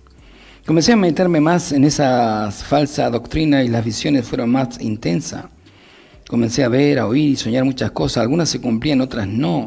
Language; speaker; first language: Spanish; native; Spanish